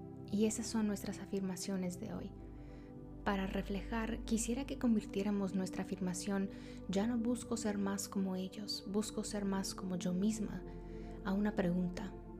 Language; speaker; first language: Spanish; early bilingual, heritage; Spanish